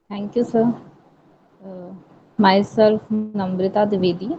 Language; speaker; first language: English; non-native, learner; Hindi